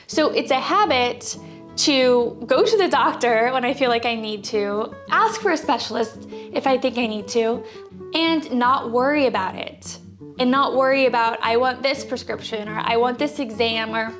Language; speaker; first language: English; native; English